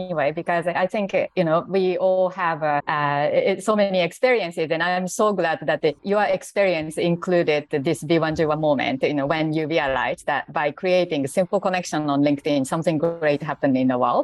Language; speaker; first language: English; non-native, fluent; Japanese